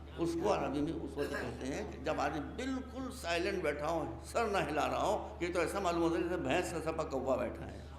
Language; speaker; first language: Urdu; native; Urdu